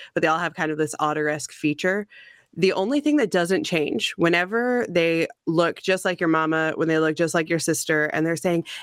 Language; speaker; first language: English; native; English